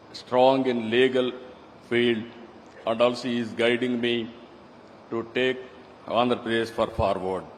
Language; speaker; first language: English; non-native, local second language; Telugu